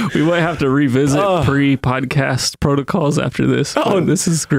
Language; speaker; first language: English; native; English